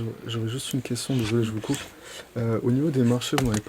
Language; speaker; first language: French; native; French